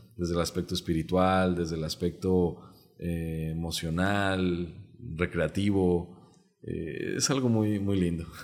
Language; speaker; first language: Spanish; non-native, local second language; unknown